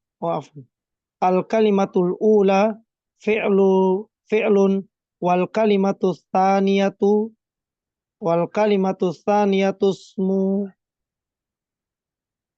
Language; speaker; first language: Arabic; non-native, learner; Indonesian